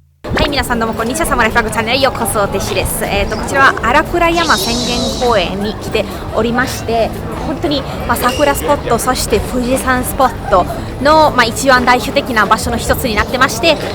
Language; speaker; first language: Japanese; non-native, fluent; Italian